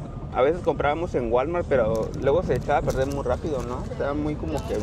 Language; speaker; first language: Spanish; native; Spanish